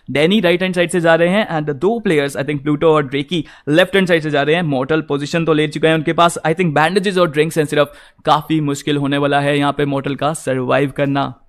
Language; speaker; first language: Hindi; native; Hindi